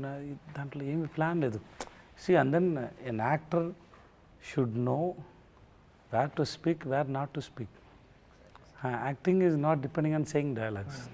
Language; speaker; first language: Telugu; non-native, learner; Tamil